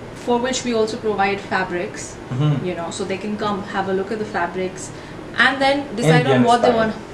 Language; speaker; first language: English; non-native, local second language; Hindi